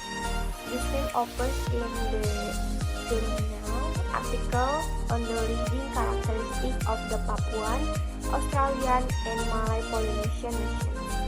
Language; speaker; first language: English; non-native, learner; Indonesian